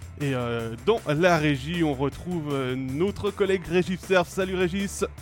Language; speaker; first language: French; native; French